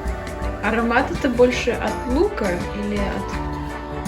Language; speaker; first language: Russian; early bilingual, other home language; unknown